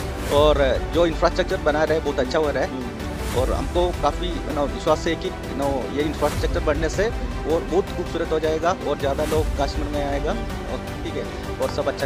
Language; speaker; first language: Hindi; non-native, local second language; Malayalam